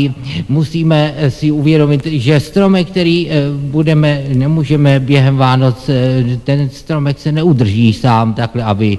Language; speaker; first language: Czech; native; Czech